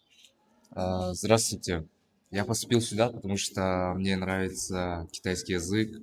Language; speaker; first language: Russian; non-native, local second language; Kyrgyz